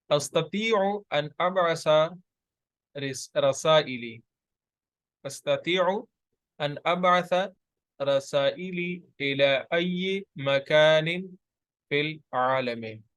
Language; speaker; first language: Arabic; non-native, fluent; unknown